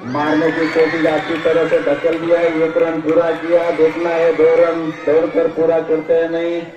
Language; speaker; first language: Hindi; non-native, local second language; Marathi